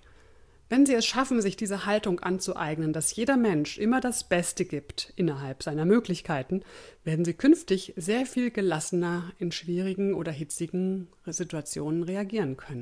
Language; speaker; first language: German; native; German